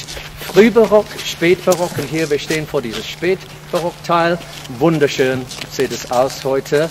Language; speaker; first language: German; non-native, fluent; English